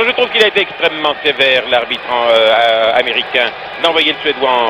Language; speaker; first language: French; native; French